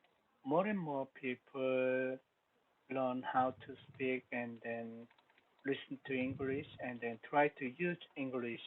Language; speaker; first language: English; non-native, learner; Korean